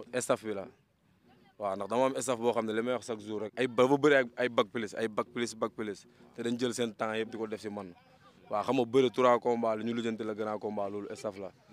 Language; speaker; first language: Wolof; non-native, local second language; Fula